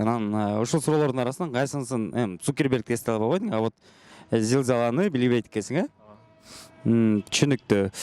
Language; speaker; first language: Kyrgyz; native; Kyrgyz